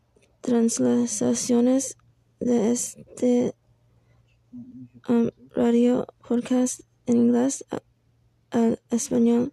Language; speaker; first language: Spanish; non-native, learner; English